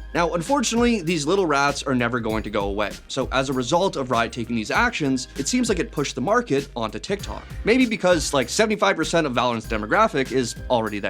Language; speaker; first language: English; native; English